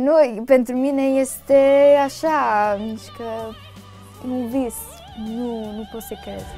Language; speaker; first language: Romanian; early bilingual, heritage; Romanian